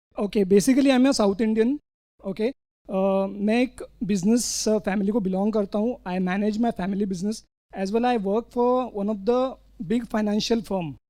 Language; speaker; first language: Hindi; non-native, local second language; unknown